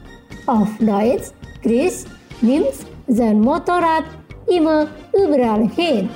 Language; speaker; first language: German; non-native, fluent; Indonesian